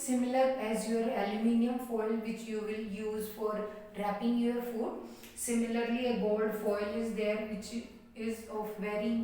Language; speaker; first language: English; non-native, local second language; Hindi